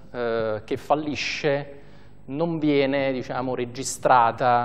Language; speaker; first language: Italian; native; Italian